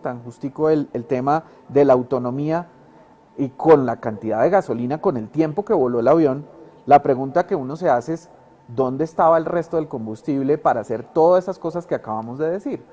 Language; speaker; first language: Spanish; native; Spanish